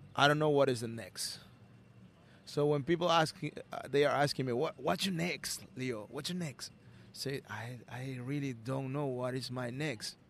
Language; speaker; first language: English; non-native, learner; Spanish